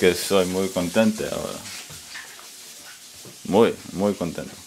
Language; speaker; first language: Spanish; early bilingual, heritage; Spanish